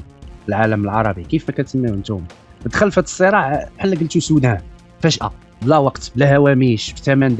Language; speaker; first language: Arabic; native; Arabic